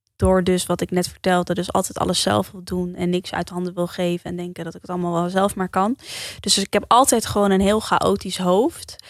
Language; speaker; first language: Dutch; early bilingual, heritage; Dutch